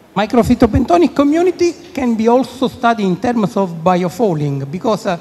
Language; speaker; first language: English; non-native, fluent; Italian